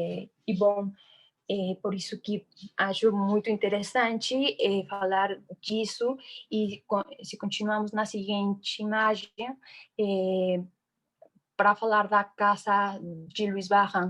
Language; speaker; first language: Portuguese; non-native, fluent; Spanish